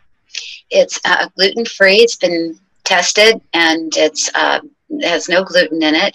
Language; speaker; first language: English; native; English